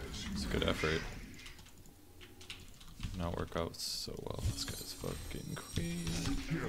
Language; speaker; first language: English; native; English